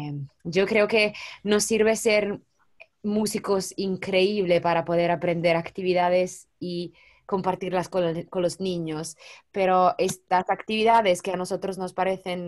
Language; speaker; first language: Spanish; non-native, fluent; Italian